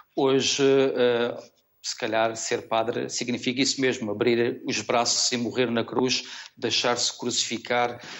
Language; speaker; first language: Portuguese; native; Portuguese